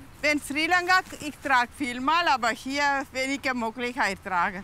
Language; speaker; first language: German; non-native, learner; Tamil